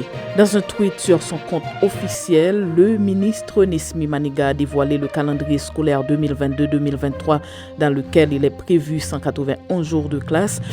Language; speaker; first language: French; non-native, local second language; Haitian Creole